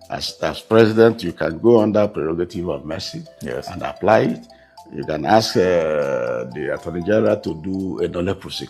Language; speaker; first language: English; non-native, local second language; Igbo